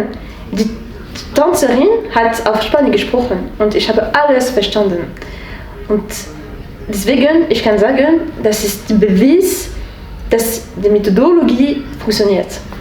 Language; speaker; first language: German; non-native, learner; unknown